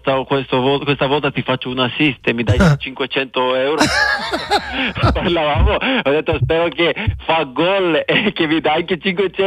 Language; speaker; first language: Italian; non-native, fluent; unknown